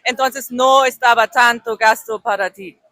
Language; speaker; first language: Spanish; non-native, fluent; German